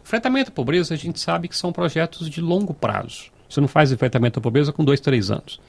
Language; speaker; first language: Portuguese; native; Portuguese